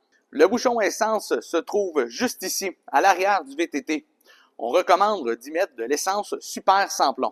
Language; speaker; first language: French; native; French